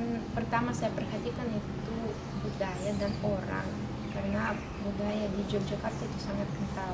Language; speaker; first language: Indonesian; non-native, fluent; Russian